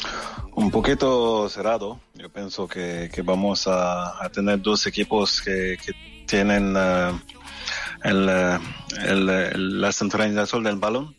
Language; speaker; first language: Spanish; non-native, fluent; French